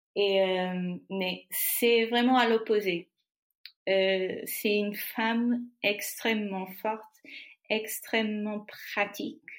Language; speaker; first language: French; non-native, fluent; Portuguese